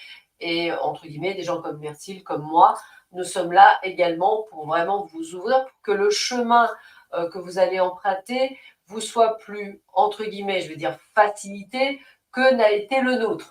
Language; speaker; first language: French; native; French